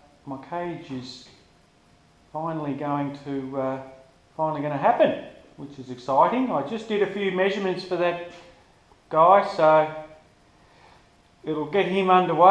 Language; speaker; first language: English; native; English